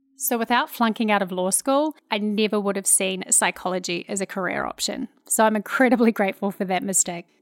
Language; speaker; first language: English; native; English